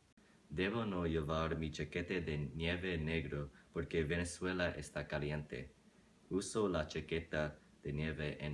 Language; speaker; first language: Spanish; non-native, learner; English